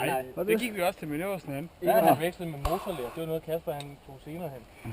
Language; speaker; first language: Danish; native; Danish